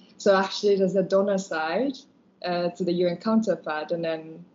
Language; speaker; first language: English; non-native, fluent; Japanese